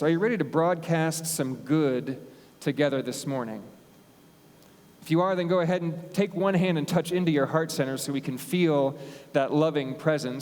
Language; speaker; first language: English; native; English